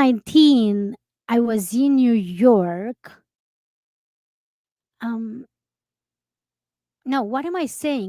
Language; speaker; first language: English; non-native, fluent; Romanian